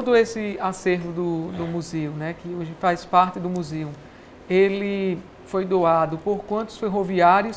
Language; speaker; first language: Portuguese; native; Portuguese